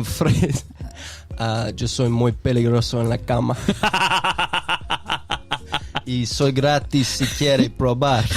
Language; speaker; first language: Spanish; non-native, learner; English